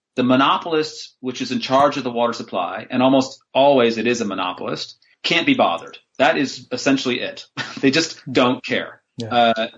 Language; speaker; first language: English; native; English